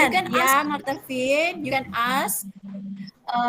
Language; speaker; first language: English; non-native, fluent; Indonesian